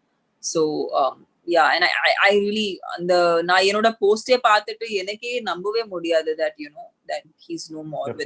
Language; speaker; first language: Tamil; non-native, local second language; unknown